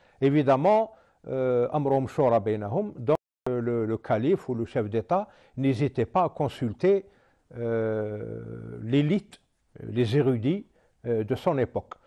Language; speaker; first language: French; non-native, local second language; Arabic